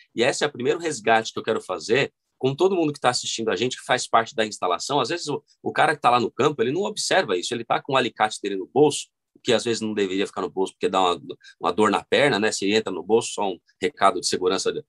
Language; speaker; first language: Portuguese; native; Portuguese